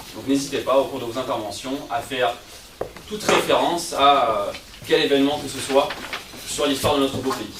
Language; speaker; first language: French; native; French